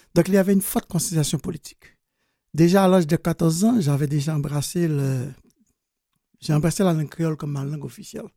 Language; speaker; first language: French; non-native, local second language; Haitian Creole